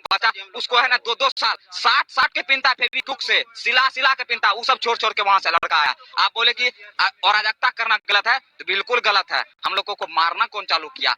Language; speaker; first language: Hindi; native; Hindi